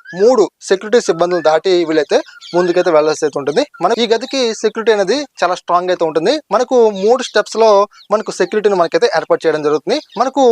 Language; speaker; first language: Telugu; native; Telugu